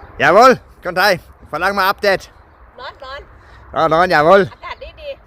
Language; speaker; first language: Thai; non-native, learner; German